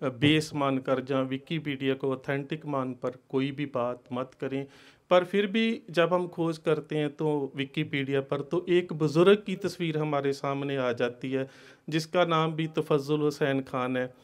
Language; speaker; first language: Hindi; non-native, local second language; Punjabi